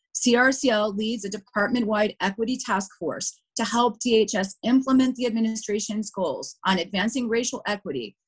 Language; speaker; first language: English; native; English